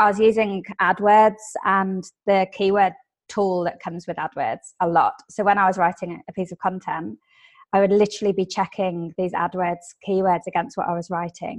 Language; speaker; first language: English; native; English